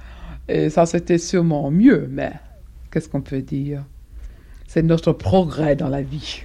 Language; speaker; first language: French; non-native, fluent; English